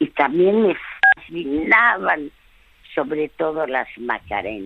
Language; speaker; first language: Spanish; early bilingual, other home language; French